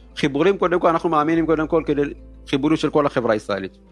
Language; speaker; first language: Hebrew; early bilingual, other home language; Amharic